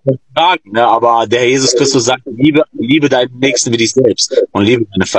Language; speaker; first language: German; native; German